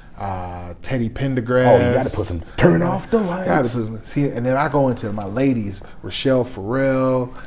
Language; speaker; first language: English; native; English